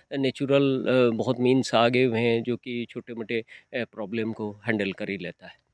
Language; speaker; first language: Hindi; non-native, local second language; Odia